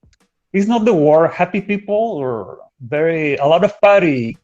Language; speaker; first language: English; non-native, fluent; Spanish